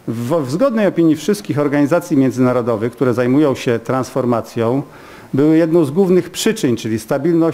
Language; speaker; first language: Polish; native; Polish